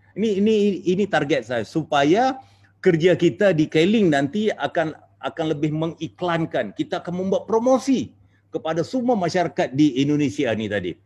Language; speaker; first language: Malay; native; Malay